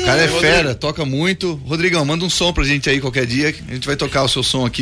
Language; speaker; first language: Portuguese; native; Portuguese